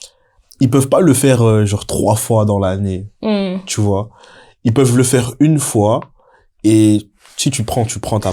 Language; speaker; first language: French; native; French